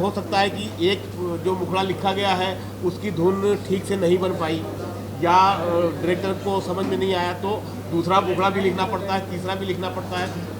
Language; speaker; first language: Hindi; native; Hindi